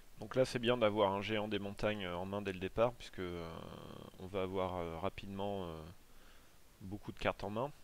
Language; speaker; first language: French; native; French